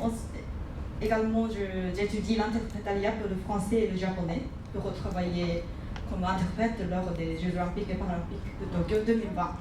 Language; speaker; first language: French; non-native, fluent; Japanese